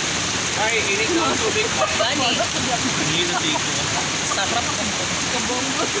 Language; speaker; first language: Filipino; non-native, local second language; Cebuano